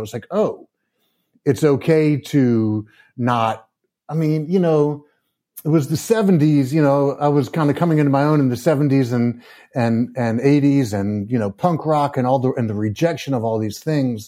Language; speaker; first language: English; native; English